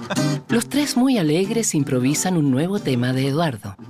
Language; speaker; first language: Spanish; native; Spanish